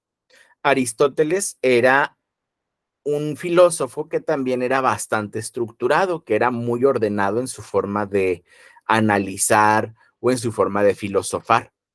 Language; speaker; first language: Spanish; native; Spanish